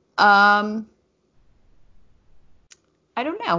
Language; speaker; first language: English; native; English